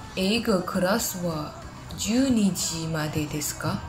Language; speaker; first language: Japanese; non-native, learner; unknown